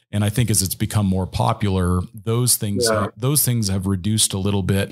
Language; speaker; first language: English; native; English